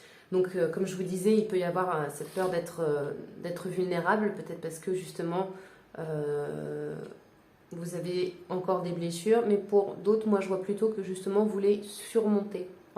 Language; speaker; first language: French; native; French